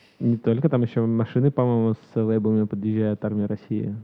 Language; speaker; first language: Russian; native; Russian